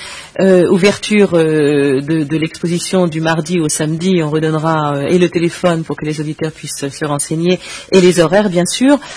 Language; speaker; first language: French; native; French